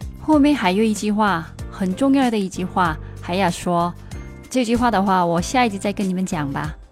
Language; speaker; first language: Chinese; non-native, fluent; Korean